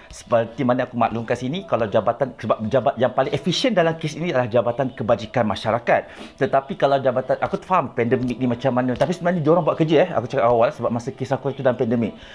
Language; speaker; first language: Malay; native; Malay